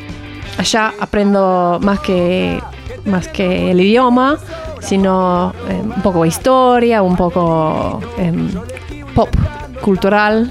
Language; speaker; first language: Spanish; non-native, learner; English